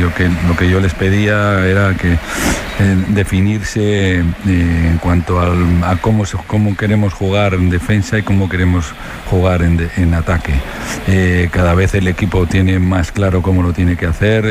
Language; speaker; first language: Spanish; native; Spanish